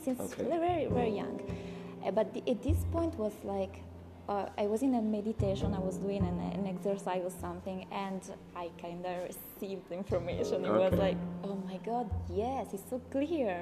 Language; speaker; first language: English; non-native, learner; Italian